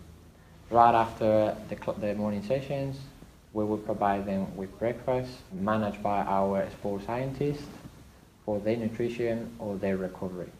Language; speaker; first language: English; non-native, fluent; Spanish